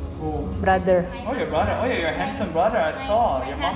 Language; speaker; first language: English; non-native, fluent; Indonesian